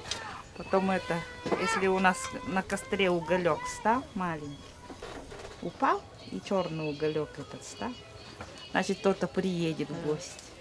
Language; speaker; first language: Russian; native; Russian